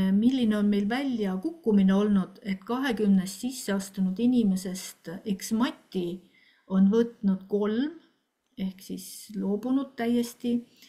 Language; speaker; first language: Estonian; native; Estonian